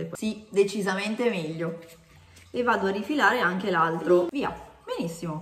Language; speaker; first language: Italian; native; Italian